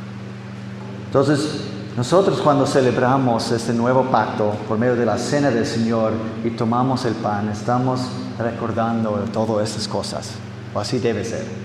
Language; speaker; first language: Spanish; non-native, fluent; English